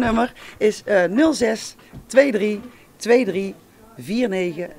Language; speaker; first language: Dutch; native; Dutch